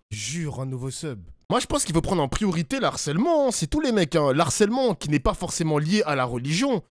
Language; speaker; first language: French; native; French